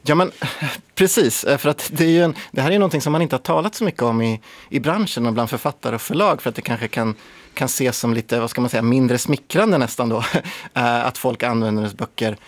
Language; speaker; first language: Swedish; native; Swedish